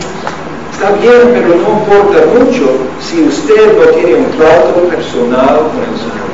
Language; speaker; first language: Spanish; non-native, learner; English